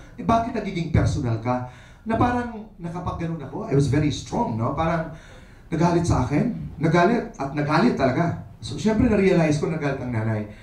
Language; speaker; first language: Filipino; non-native, local second language; Waray